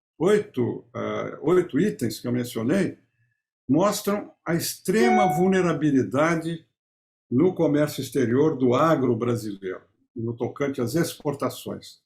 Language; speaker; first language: Portuguese; native; Portuguese